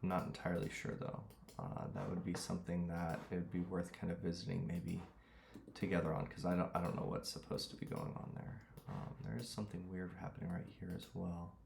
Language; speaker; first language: English; native; English